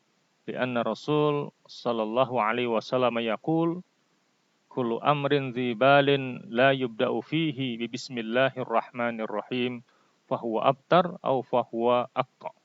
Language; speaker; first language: Arabic; non-native, fluent; Indonesian